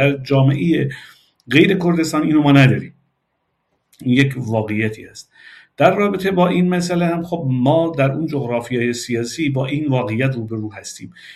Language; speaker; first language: Persian; non-native, local second language; Kurdish